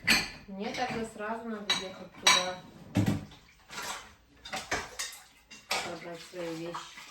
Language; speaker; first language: Russian; non-native, fluent; Uzbek